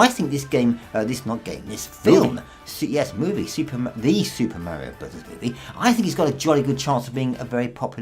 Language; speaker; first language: English; native; English